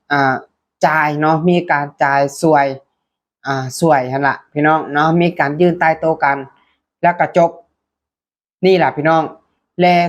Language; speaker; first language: Thai; non-native, local second language; Lao